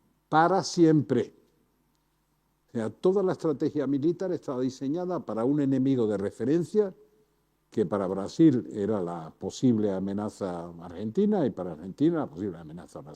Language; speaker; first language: Spanish; native; Spanish